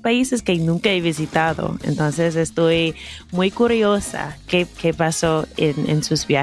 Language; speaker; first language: Spanish; non-native, fluent; English